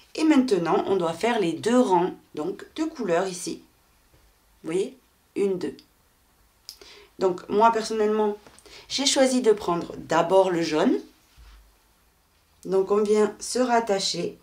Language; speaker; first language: French; native; French